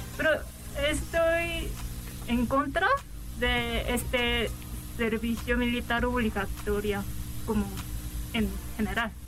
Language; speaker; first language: Spanish; non-native, learner; Korean